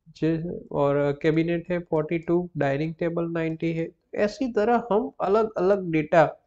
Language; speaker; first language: Hindi; non-native, local second language; Gujarati